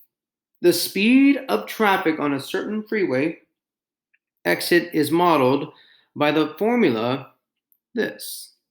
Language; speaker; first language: English; native; English